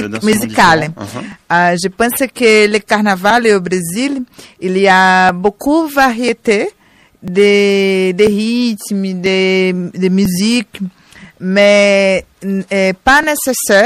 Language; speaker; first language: French; non-native, learner; Portuguese